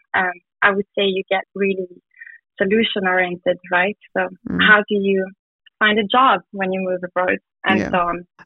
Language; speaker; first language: English; non-native, fluent; German